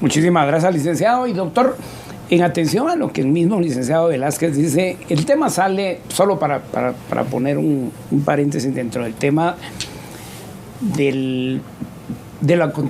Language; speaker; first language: Spanish; native; Spanish